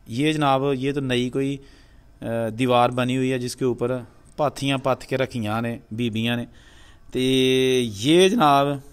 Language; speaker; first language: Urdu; non-native, local second language; Punjabi